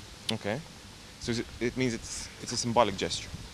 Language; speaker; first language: English; non-native, fluent; Lithuanian